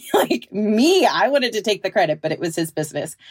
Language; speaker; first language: English; native; English